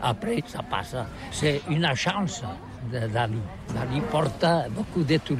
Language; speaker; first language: French; non-native, learner; Catalan